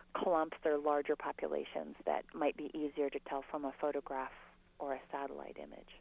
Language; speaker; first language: English; native; English